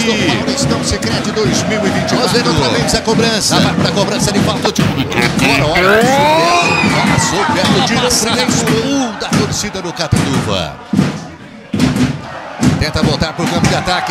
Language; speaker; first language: Portuguese; native; Portuguese